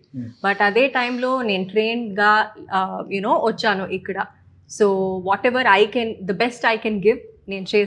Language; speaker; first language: Telugu; non-native, local second language; Tamil